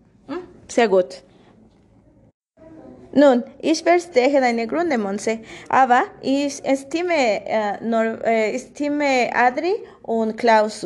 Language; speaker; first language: German; non-native, learner; Spanish